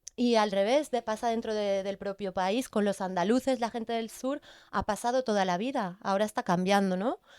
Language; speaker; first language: Spanish; native; Spanish